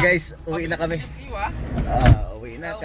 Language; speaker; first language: Filipino; native; Filipino